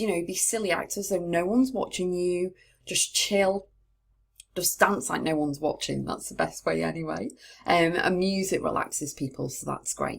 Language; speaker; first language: English; native; English